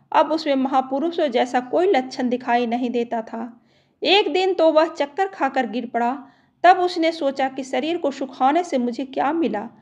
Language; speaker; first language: Hindi; native; Hindi